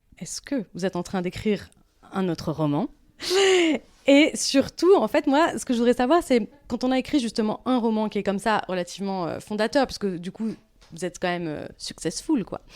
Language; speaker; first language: French; native; French